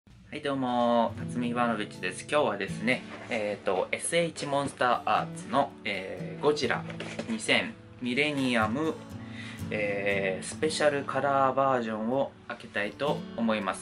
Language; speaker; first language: Japanese; native; Japanese